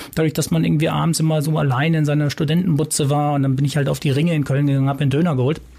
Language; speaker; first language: German; native; German